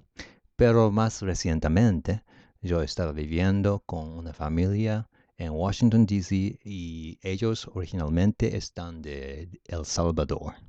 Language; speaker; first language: Spanish; non-native, learner; Japanese